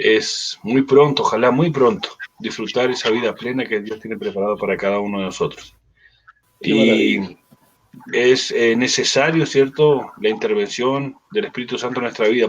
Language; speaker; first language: Spanish; native; Spanish